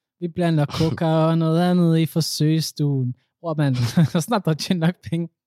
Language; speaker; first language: Danish; early bilingual, other home language; Somali